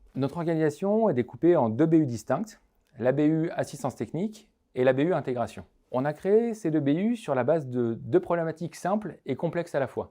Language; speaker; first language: French; native; French